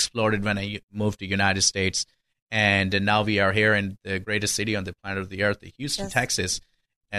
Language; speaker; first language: English; non-native, local second language; Urdu